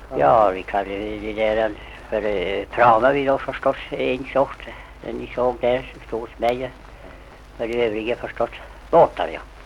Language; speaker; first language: Swedish; native; Swedish